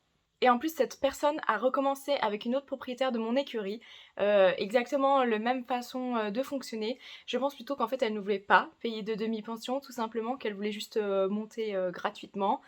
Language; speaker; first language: French; native; French